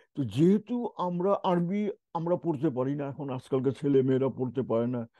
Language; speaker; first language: Bangla; non-native, local second language; Urdu